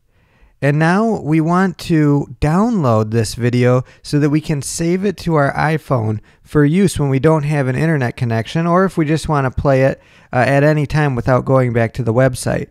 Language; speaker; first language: English; native; English